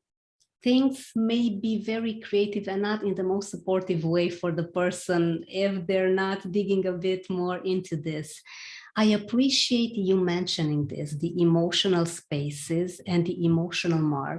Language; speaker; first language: English; non-native, fluent; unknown